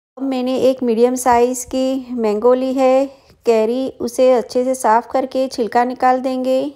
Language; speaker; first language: Hindi; non-native, local second language; Gujarati